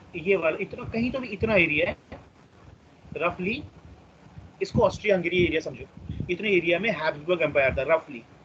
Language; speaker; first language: Hindi; non-native, local second language; Marathi